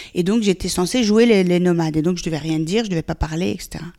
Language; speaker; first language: French; early bilingual, other home language; Persian